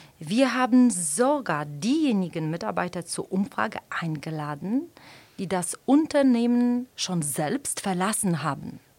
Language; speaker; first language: German; non-native, fluent; Polish